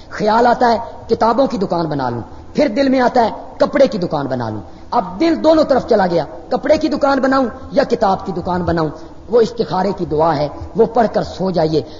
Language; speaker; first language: Urdu; non-native, local second language; Punjabi